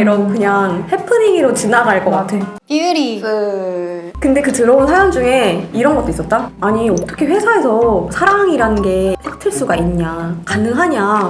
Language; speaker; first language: Korean; native; Korean